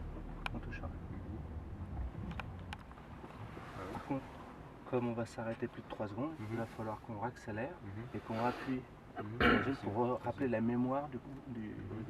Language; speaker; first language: French; native; French